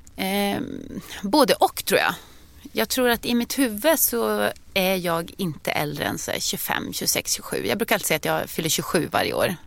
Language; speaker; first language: Swedish; native; Swedish